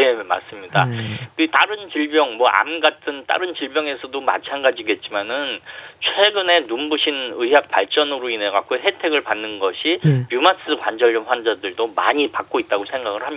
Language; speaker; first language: Korean; native; Korean